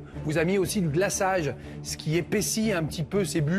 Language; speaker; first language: French; native; French